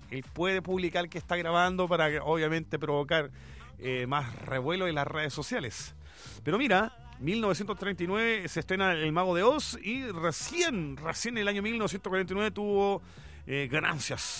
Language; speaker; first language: Spanish; native; Spanish